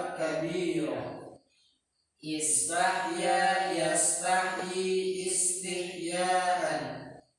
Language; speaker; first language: Arabic; non-native, fluent; Indonesian